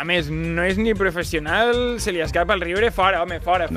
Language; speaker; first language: Catalan; native; Catalan